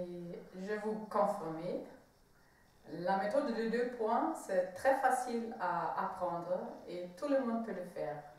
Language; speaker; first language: French; non-native, fluent; German